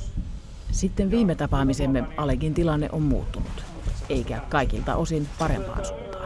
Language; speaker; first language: Finnish; native; Finnish